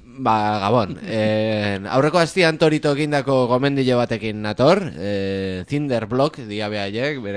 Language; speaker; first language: Basque; native; Basque